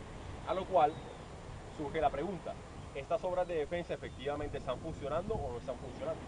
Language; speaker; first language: Spanish; native; Spanish